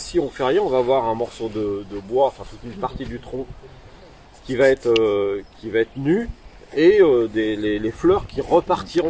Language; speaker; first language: French; native; French